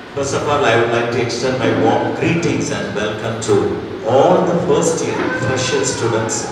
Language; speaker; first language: English; non-native, local second language; Tamil